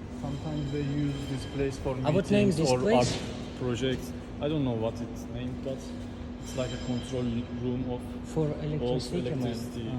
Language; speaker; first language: English; non-native, learner; Turkish